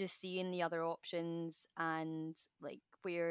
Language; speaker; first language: English; native; English